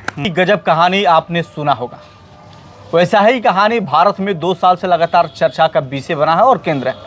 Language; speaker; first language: Hindi; native; Hindi